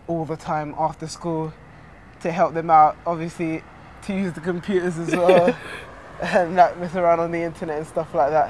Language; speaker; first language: English; native; English